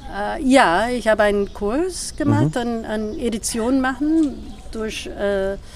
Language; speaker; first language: German; non-native, fluent; English